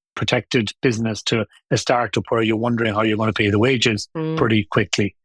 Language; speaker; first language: English; native; English